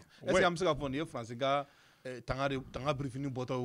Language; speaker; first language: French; non-native, local second language; Bambara